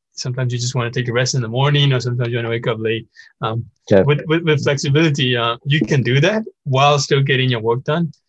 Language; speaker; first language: English; non-native, fluent; Burmese